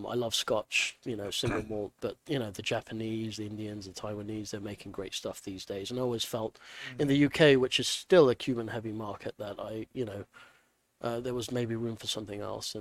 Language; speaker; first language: English; native; English